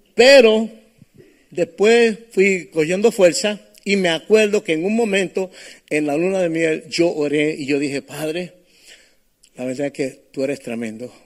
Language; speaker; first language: Spanish; early bilingual, heritage; Spanish